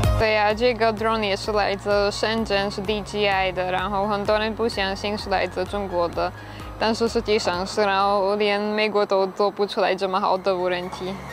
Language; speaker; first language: Chinese; non-native, fluent; Slovak